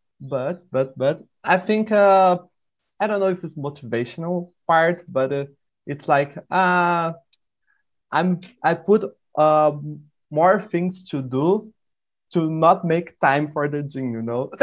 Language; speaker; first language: English; non-native, learner; Portuguese